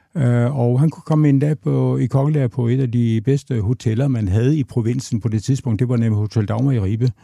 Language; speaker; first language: Danish; native; Danish